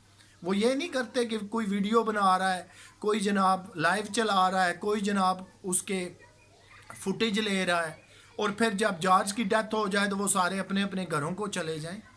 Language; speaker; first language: Urdu; native; Urdu